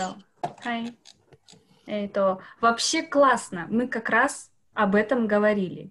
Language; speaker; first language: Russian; non-native, learner; Japanese